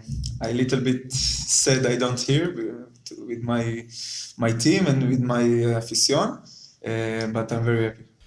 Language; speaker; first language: English; non-native, learner; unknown